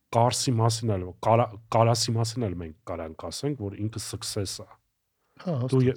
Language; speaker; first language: Armenian; native; Armenian